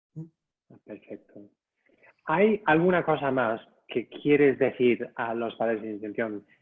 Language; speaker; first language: Spanish; non-native, fluent; English